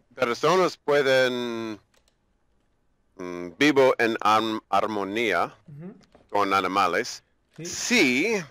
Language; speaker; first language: Spanish; non-native, learner; English